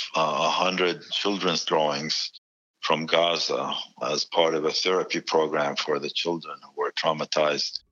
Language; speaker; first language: English; non-native, fluent; Arabic